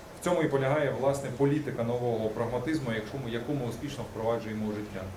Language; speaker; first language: Ukrainian; native; Ukrainian